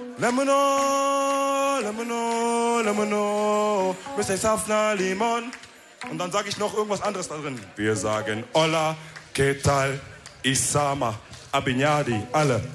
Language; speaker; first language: German; early bilingual, other home language; Wolof